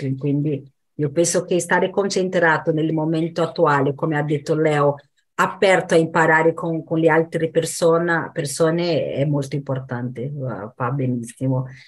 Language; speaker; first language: Italian; non-native, fluent; Portuguese